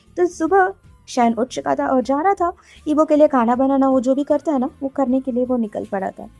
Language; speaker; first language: Hindi; non-native, local second language; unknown